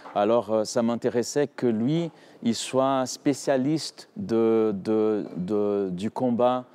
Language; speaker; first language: French; non-native, fluent; Portuguese